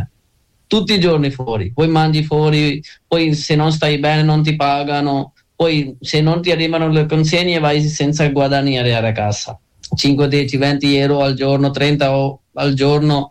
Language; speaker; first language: Italian; non-native, learner; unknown